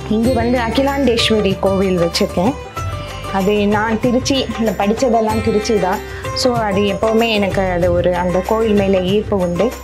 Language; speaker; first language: Tamil; non-native, local second language; Gujarati